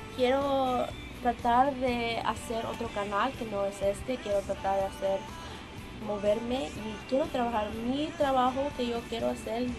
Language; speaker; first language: Spanish; early bilingual, heritage; Spanish